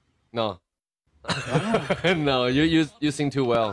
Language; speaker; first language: English; non-native, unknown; Chinese